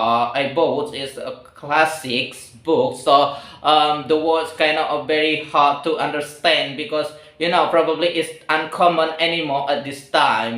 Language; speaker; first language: English; non-native, learner; Indonesian